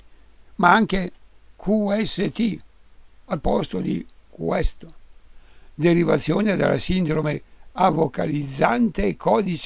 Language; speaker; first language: Italian; native; Italian